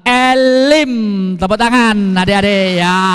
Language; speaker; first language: Indonesian; native; Indonesian